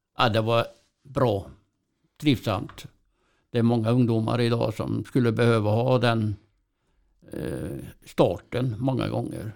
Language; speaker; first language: Swedish; native; Swedish